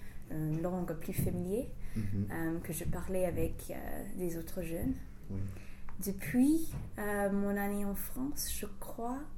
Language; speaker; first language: French; non-native, fluent; English